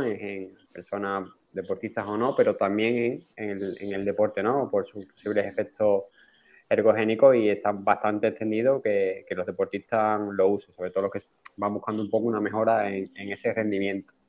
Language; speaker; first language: Spanish; native; Spanish